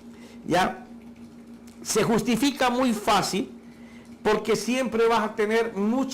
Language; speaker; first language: Spanish; native; Spanish